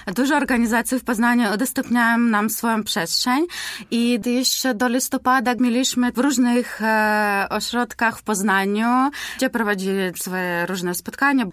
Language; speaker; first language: Polish; non-native, learner; Ukrainian